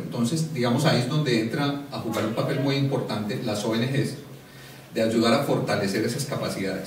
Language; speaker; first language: Spanish; native; Spanish